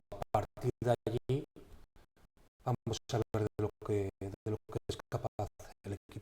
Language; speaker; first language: Spanish; native; Spanish